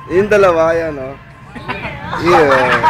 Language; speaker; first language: Filipino; native; Filipino